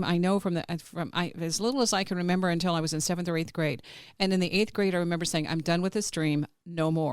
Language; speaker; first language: English; native; English